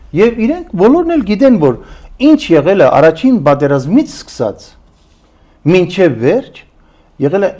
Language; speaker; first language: Armenian; early bilingual, heritage; Armenian